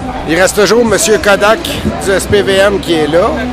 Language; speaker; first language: French; native; French